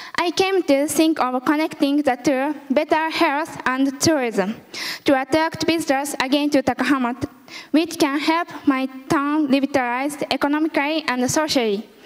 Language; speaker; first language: English; early bilingual, other home language; Japanese